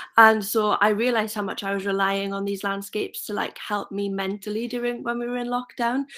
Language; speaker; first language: English; native; English